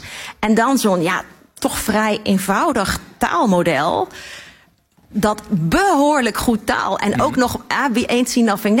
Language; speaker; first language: Dutch; native; Dutch